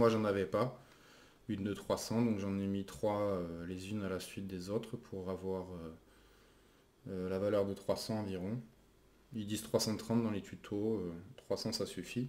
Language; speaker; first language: French; native; French